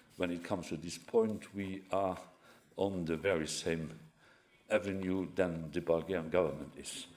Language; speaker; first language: English; non-native, fluent; Luxembourgish